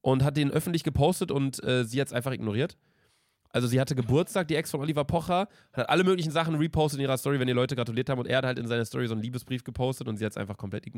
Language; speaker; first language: German; native; German